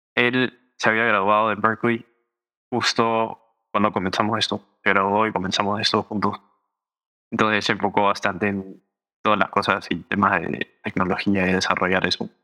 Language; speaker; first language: Spanish; early bilingual, heritage; Spanish